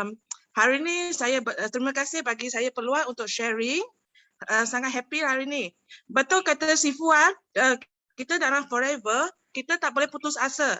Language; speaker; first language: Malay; non-native, local second language; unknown